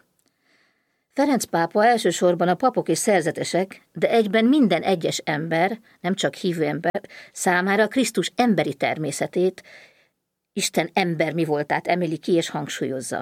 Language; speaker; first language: Hungarian; native; Hungarian